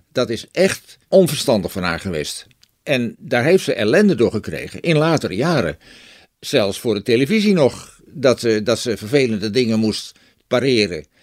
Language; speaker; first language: Dutch; native; Dutch